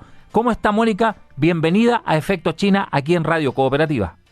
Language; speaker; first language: Spanish; native; Spanish